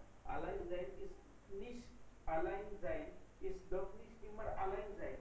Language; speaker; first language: German; non-native, learner; Hindi